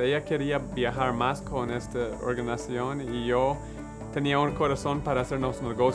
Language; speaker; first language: Spanish; non-native, learner; English